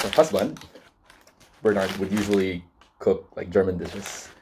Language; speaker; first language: English; non-native, local second language; Cebuano